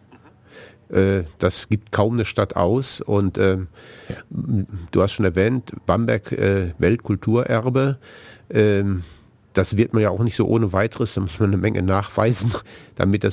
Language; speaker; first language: German; native; German